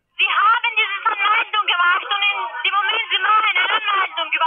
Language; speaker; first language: German; non-native, learner; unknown